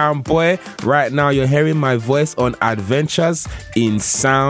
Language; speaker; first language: English; native; English